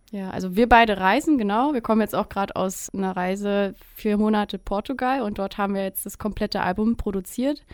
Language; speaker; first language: German; early bilingual, other home language; Russian